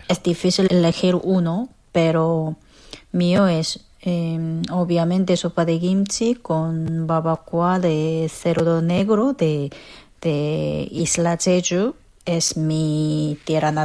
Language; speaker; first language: Spanish; non-native, fluent; Korean